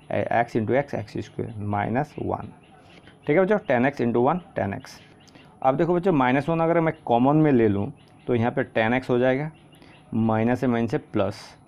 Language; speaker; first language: Hindi; non-native, local second language; Assamese